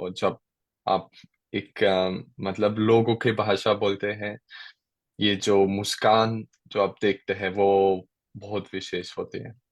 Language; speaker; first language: Hindi; non-native, learner; German